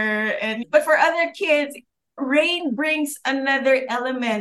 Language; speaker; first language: English; non-native, local second language; Filipino